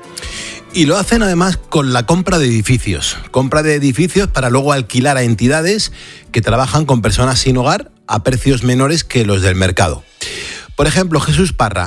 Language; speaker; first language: Spanish; native; Spanish